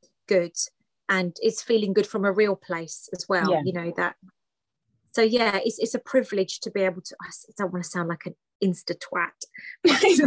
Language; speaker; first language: English; early bilingual, other home language; Greek